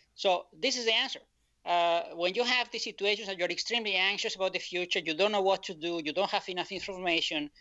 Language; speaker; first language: English; non-native, fluent; Spanish